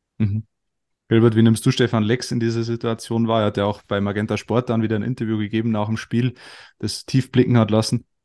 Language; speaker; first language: German; native; German